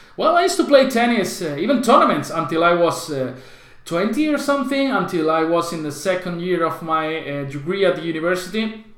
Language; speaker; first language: English; non-native, fluent; Spanish